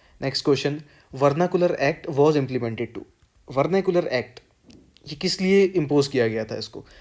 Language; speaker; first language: Hindi; native; Hindi